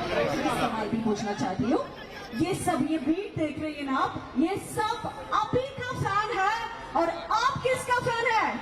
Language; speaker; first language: Hindi; non-native, local second language; Malayalam